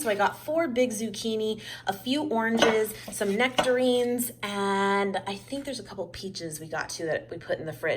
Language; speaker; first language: English; native; English